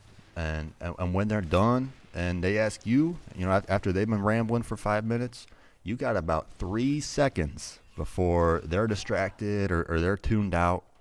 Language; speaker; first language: English; native; English